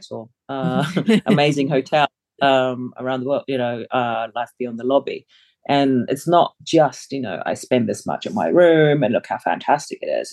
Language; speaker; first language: English; early bilingual, other home language; Samoan